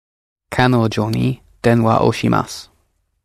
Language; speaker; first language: Japanese; non-native, learner; English